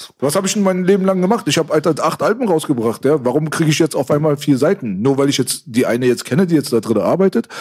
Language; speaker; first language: German; native; German